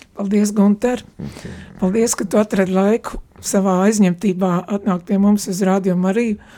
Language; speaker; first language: Latvian; native; Latvian